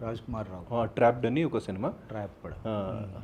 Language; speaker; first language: Telugu; non-native, fluent; Hindi